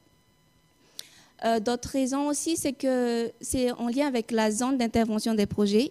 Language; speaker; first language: French; non-native, local second language; Malagasy